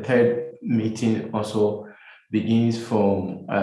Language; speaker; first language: English; non-native, local second language; Akan